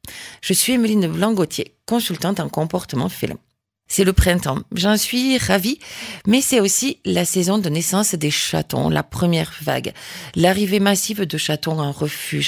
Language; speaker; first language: French; native; French